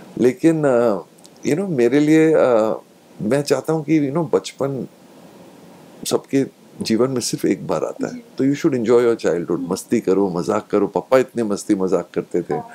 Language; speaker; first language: Hindi; native; Hindi